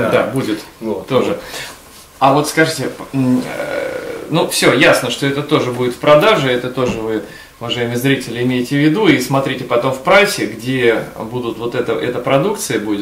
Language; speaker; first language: Russian; native; Russian